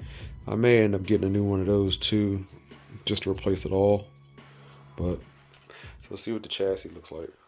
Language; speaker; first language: English; native; English